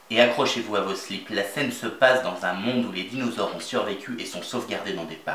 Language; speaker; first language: French; native; French